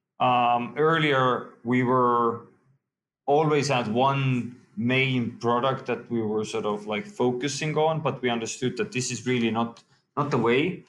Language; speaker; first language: English; non-native, fluent; Estonian